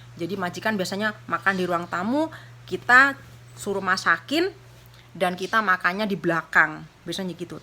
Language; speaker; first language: Indonesian; non-native, local second language; Javanese